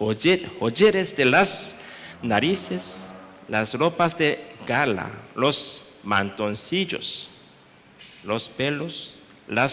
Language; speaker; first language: Spanish; non-native, learner; Korean